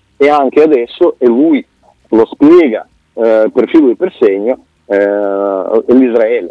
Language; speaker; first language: Italian; non-native, fluent; Russian